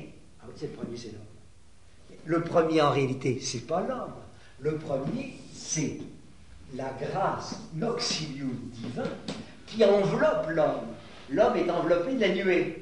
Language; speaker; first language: French; native; French